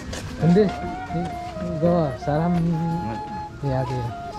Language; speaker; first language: Korean; non-native, learner; Lao